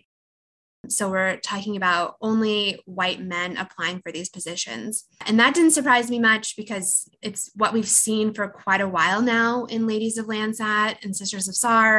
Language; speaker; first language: English; native; English